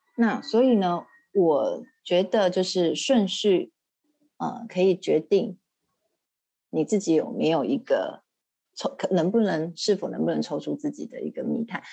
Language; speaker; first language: Chinese; native; Chinese